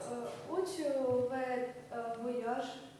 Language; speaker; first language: French; non-native, learner; Russian